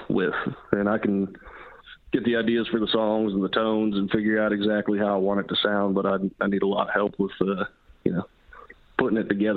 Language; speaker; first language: English; native; English